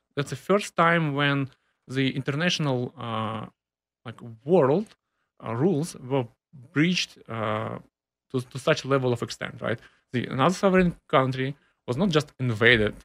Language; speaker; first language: English; non-native, fluent; Ukrainian